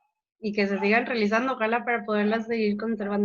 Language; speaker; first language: Spanish; native; Spanish